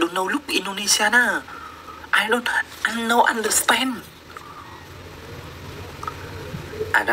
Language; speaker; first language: English; non-native, learner; Vietnamese